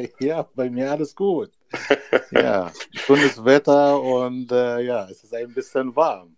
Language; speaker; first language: German; non-native, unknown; Arabic